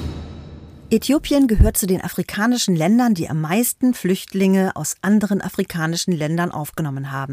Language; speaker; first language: German; native; German